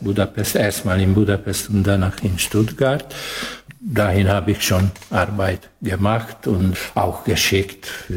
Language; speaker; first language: German; non-native, local second language; Hungarian